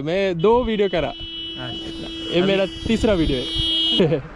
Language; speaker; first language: Hindi; non-native, local second language; Malayalam